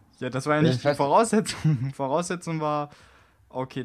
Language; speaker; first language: German; native; German